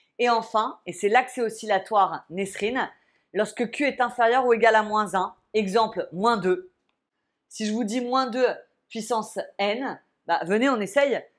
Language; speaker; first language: French; native; French